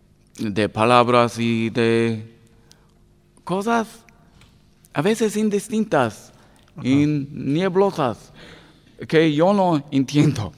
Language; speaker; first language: Spanish; non-native, learner; English